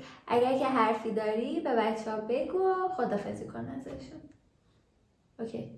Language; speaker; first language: Persian; native; Persian